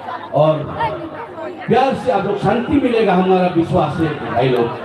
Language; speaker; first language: Hindi; non-native, local second language; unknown